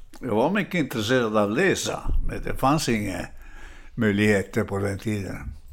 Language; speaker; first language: Swedish; non-native, fluent; Italian